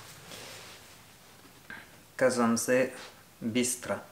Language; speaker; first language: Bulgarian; non-native, learner; French